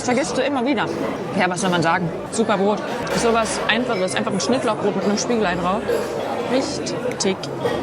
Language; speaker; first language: German; native; German